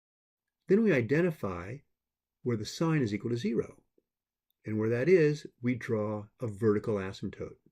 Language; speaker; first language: English; native; English